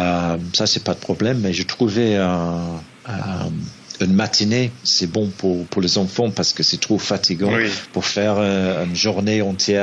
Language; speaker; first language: French; non-native, fluent; English